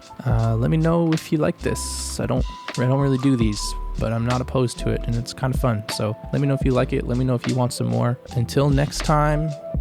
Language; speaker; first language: English; native; English